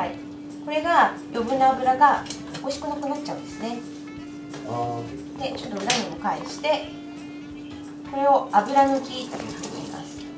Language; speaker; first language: Japanese; native; Japanese